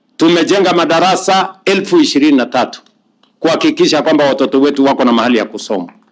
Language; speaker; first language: Swahili; native; Swahili